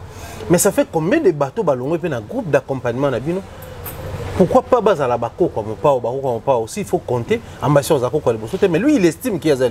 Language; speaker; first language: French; non-native, local second language; Lingala